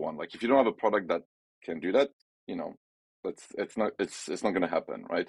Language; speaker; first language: English; non-native, fluent; French